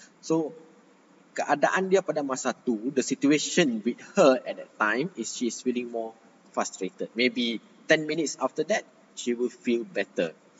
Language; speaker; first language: English; non-native, local second language; Malay